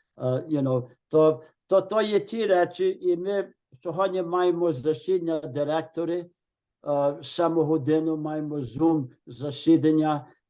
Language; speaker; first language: Ukrainian; early bilingual, heritage; Ukrainian